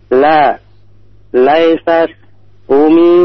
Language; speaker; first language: Arabic; non-native, learner; Indonesian